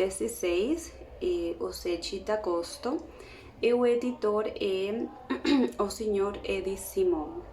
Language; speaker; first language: Portuguese; non-native, learner; Spanish